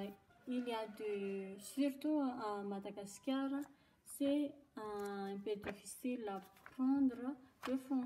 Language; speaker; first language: French; non-native, local second language; Malagasy